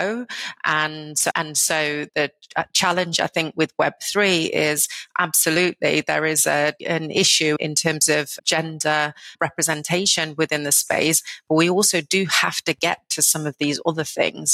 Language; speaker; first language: English; native; English